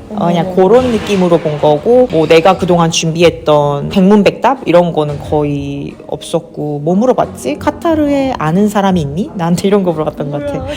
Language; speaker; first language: Korean; native; Korean